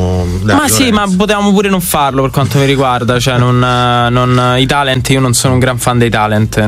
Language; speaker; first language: Italian; native; Italian